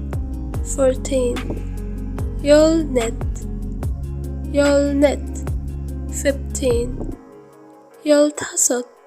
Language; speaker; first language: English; non-native, local second language; Hindi